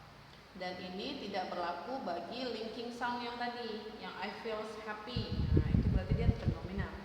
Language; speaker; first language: Indonesian; native; Indonesian